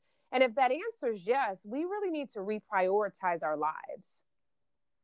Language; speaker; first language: English; native; English